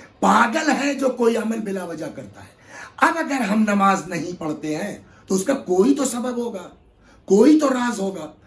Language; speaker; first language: Urdu; native; Urdu